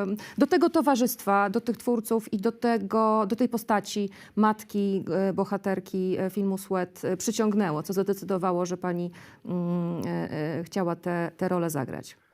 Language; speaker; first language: Polish; native; Polish